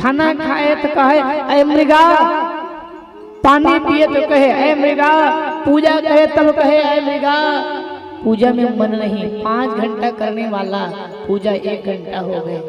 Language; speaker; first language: Hindi; non-native, local second language; Chhattisgarhi